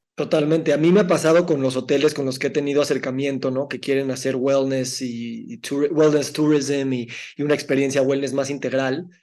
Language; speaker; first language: Spanish; native; Spanish